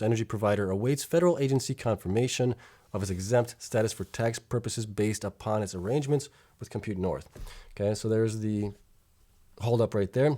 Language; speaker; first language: English; native; English